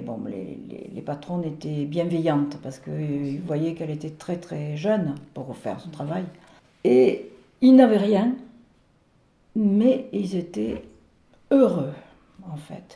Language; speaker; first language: French; early bilingual, other home language; Spanish